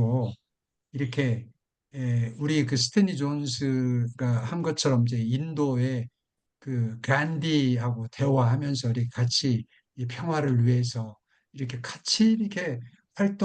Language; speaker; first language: Korean; native; Korean